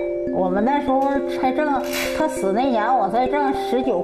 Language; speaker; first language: Chinese; native; Chinese